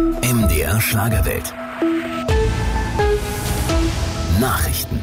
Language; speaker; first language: German; native; German